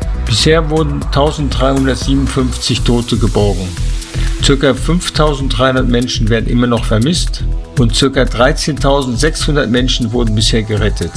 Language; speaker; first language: German; native; German